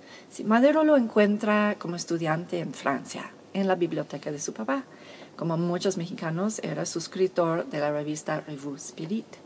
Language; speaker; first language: Spanish; non-native, fluent; English